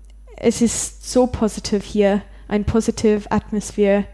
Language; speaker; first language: German; non-native, learner; English